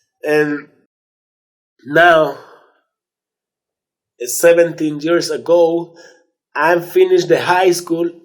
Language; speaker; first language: English; non-native, learner; Spanish